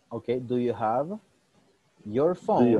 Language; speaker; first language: English; non-native, fluent; Spanish